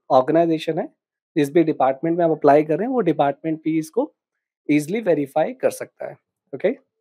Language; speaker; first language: Hindi; native; Hindi